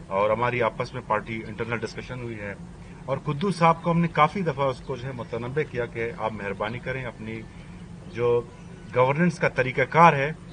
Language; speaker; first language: Urdu; non-native, local second language; Baluchi